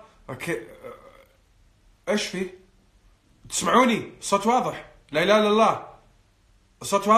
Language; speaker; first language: Arabic; native; Arabic